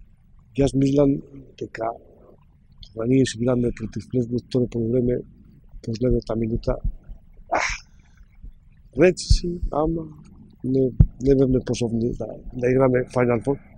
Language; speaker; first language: Macedonian; non-native, learner; Spanish